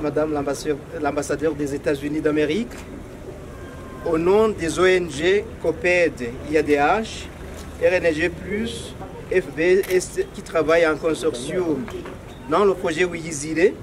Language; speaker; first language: French; non-native, local second language; Rundi